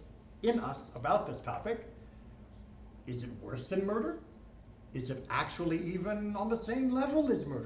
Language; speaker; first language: English; native; English